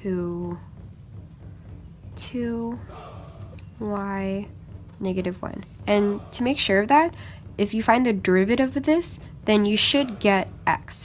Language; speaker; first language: English; native; English